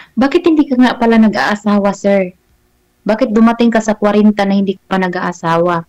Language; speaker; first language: Filipino; non-native, local second language; Cebuano